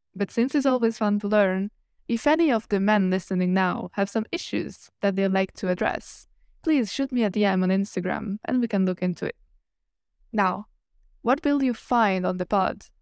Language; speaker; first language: English; non-native, fluent; Italian